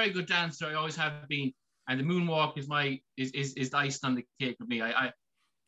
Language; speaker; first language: English; native; English